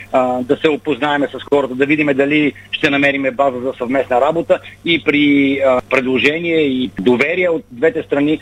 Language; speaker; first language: Bulgarian; native; Bulgarian